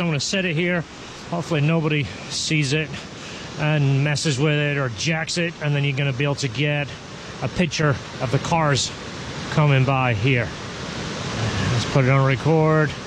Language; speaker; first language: English; native; English